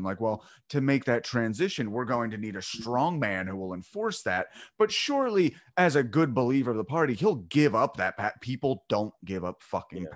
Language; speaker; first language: English; native; English